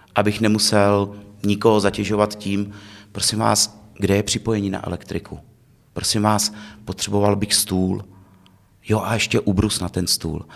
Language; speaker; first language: Czech; native; Czech